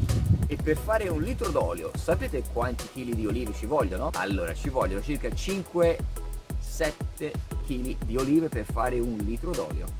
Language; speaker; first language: Italian; native; Italian